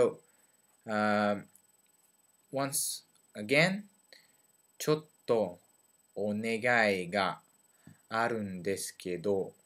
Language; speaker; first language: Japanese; non-native, learner; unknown